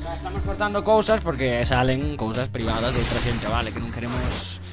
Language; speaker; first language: Galician; non-native, local second language; Spanish